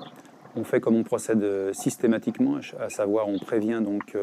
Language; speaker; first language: French; native; French